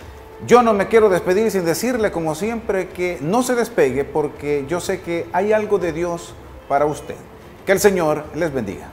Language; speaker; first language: Spanish; native; Spanish